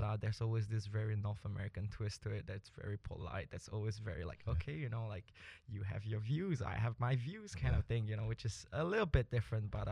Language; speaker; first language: English; early bilingual, other home language; Spanish